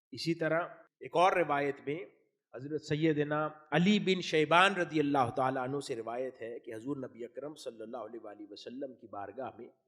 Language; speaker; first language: Urdu; native; Urdu